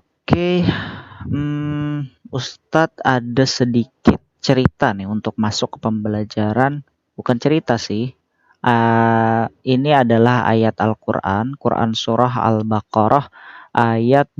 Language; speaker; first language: Indonesian; native; Indonesian